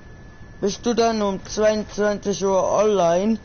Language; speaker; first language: German; non-native, learner; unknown